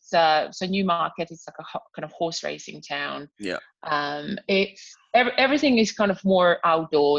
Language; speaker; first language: English; non-native, fluent; Croatian